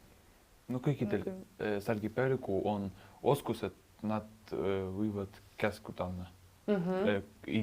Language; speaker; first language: Estonian; non-native, local second language; Russian